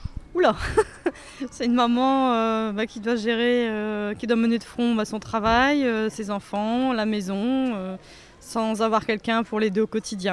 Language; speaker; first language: French; native; French